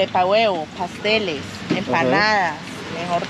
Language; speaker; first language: Spanish; native; Spanish